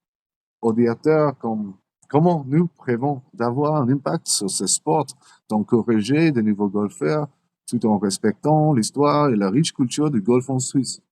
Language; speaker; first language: French; non-native, learner; English